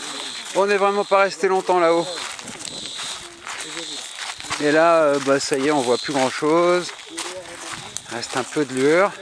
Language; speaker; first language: French; native; French